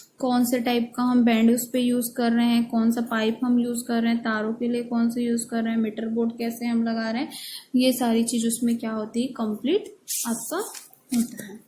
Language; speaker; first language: Hindi; native; Hindi